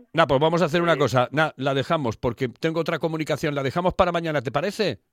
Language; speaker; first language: Spanish; native; Spanish